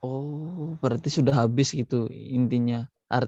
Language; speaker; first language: Indonesian; native; Indonesian